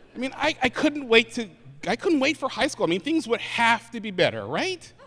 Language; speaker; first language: English; native; English